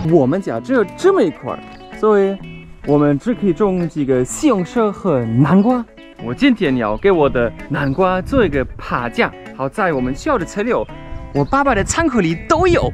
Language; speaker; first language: Chinese; non-native, fluent; German